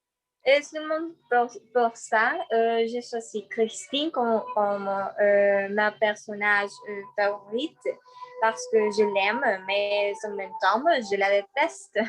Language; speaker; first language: French; non-native, learner; Spanish